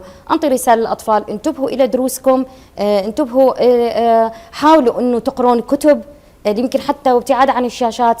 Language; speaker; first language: Arabic; native; Arabic